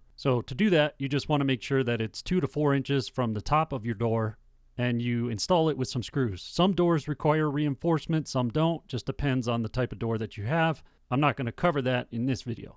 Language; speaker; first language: English; native; English